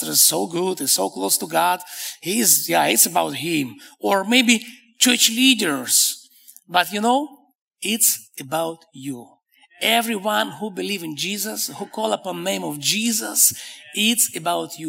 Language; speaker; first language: English; non-native, fluent; Hebrew